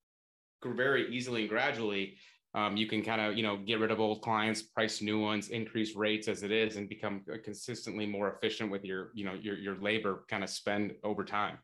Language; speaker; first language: English; native; English